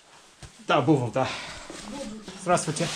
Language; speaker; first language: Russian; non-native, learner; English